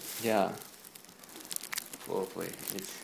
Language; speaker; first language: English; non-native, learner; Japanese